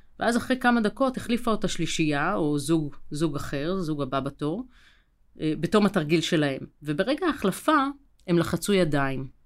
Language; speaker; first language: Hebrew; native; Hebrew